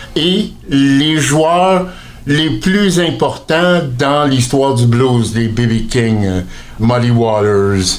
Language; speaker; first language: French; native; French